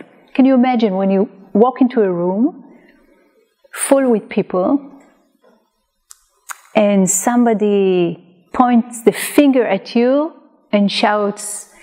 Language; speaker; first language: English; non-native, fluent; Hebrew